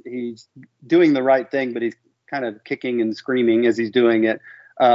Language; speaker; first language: English; native; English